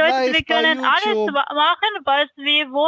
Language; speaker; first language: German; non-native, learner; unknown